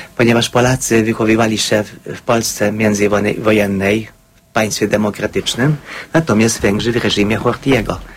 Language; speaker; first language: Polish; non-native, fluent; Hungarian